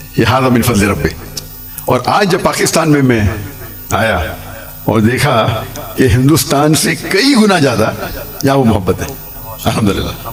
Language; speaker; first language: Urdu; non-native, local second language; English